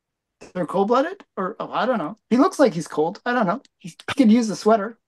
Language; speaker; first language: English; native; English